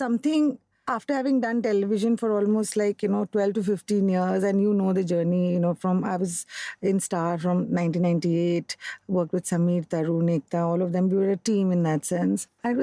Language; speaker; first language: English; non-native, local second language; Hindi